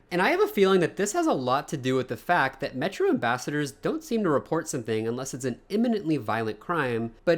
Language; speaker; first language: English; native; English